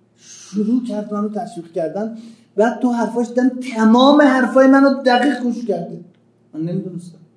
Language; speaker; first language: Persian; native; Persian